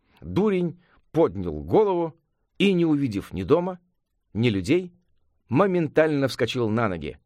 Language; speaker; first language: Russian; native; Russian